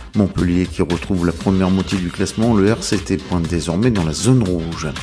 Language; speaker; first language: French; native; French